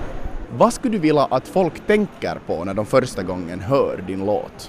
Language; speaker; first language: Swedish; native; Swedish